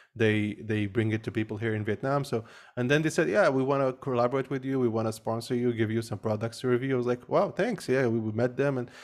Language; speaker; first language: English; early bilingual, other home language; Arabic